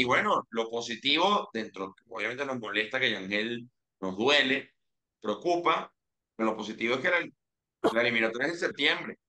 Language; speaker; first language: Spanish; native; Spanish